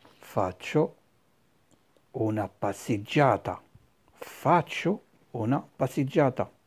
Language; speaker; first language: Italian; non-native, fluent; Arabic